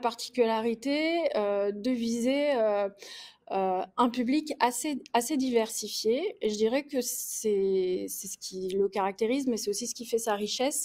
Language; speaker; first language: French; native; French